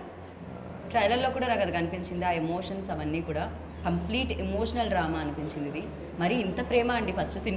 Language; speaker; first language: Telugu; native; Telugu